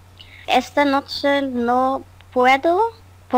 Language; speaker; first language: Spanish; non-native, learner; German